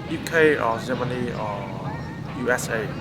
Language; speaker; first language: English; non-native, learner; Vietnamese